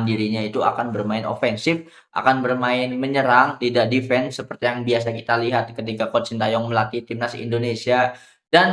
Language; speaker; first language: Indonesian; native; Indonesian